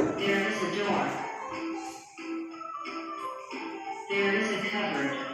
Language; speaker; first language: English; non-native, learner; Indonesian